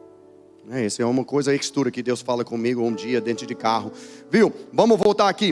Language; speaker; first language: Portuguese; non-native, learner; English